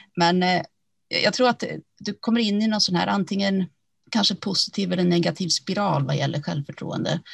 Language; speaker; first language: Swedish; early bilingual, other home language; Finnish